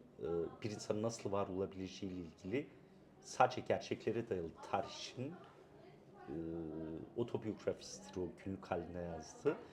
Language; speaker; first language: Turkish; non-native, local second language; Kurdish